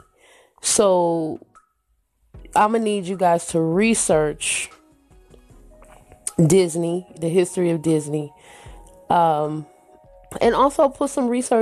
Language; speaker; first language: English; native; English